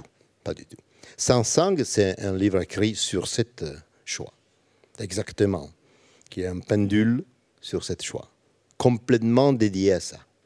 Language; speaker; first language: French; non-native, learner; Italian